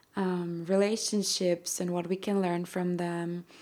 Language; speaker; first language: English; non-native, fluent; German